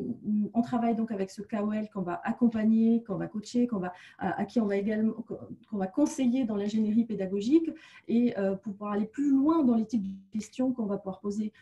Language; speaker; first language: French; native; French